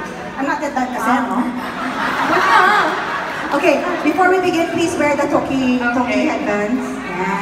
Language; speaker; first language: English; non-native, local second language; Filipino